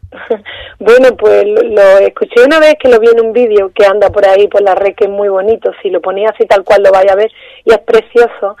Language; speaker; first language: Spanish; native; Spanish